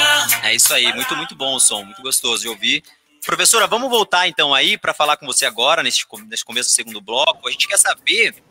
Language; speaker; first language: Portuguese; native; Portuguese